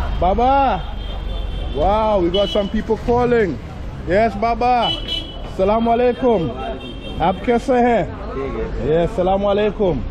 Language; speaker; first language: English; native; English